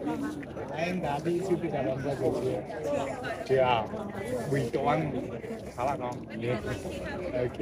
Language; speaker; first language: Vietnamese; non-native, learner; Chinese